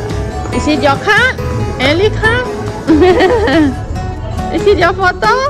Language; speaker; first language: English; non-native, learner; Khmer